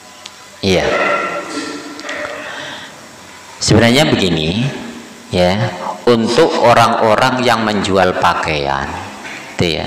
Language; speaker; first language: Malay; non-native, local second language; Javanese